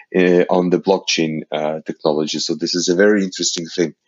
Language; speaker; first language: English; non-native, fluent; Ukrainian